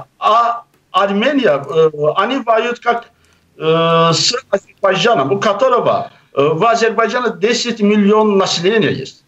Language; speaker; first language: Russian; non-native, local second language; Azerbaijani